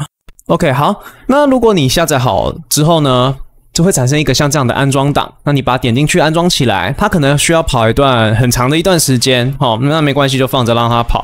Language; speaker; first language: Chinese; native; Chinese